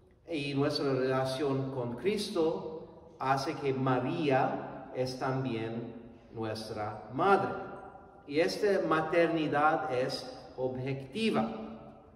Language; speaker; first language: Spanish; non-native, fluent; English